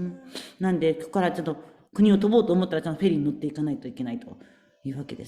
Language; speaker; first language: Japanese; native; Japanese